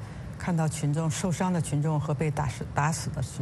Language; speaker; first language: Chinese; native; Chinese